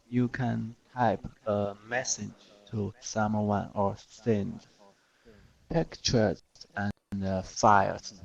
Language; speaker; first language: English; non-native, learner; Chinese